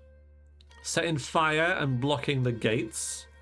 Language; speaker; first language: English; native; English